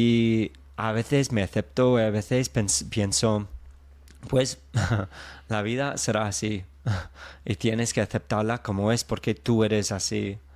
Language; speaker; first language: Spanish; non-native, fluent; English